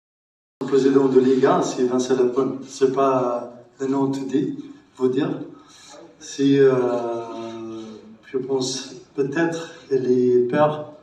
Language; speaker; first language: French; non-native, learner; Arabic